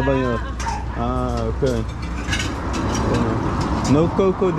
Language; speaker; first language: Spanish; non-native, learner; Dutch